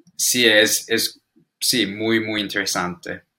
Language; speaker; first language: Spanish; non-native, learner; English